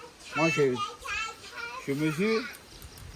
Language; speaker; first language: French; non-native, local second language; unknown